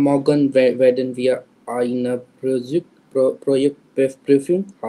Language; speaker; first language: German; non-native, learner; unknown